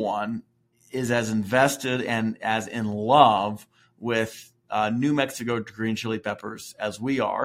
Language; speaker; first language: English; native; English